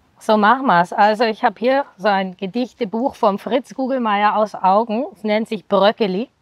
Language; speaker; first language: German; native; German